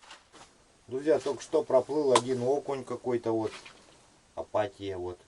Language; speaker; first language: Russian; native; Russian